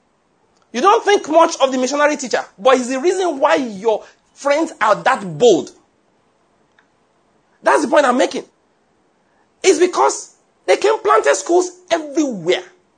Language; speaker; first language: English; non-native, local second language; Yoruba